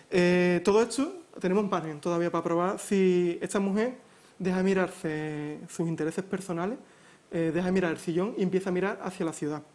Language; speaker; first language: Spanish; native; Spanish